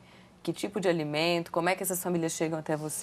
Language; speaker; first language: Portuguese; native; Portuguese